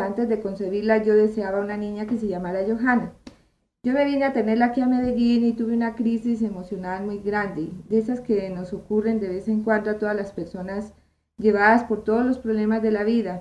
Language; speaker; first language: Spanish; native; Spanish